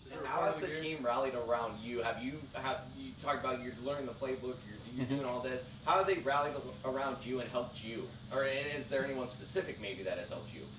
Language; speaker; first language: English; native; English